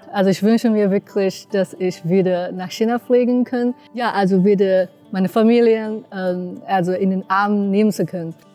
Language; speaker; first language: German; non-native, fluent; Chinese